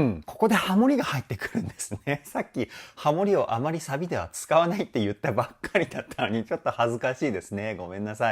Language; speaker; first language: Japanese; native; Japanese